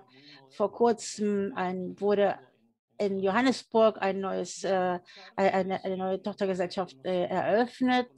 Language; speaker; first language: German; early bilingual, heritage; German